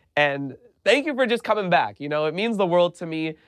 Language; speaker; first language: English; native; English